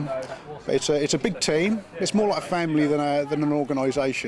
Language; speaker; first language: English; native; English